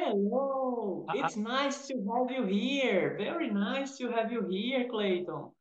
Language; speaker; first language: English; non-native, fluent; Portuguese